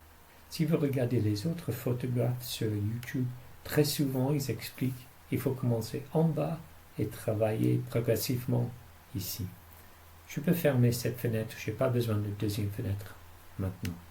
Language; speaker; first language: French; non-native, fluent; English